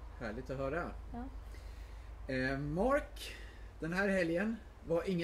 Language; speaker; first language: Swedish; native; Swedish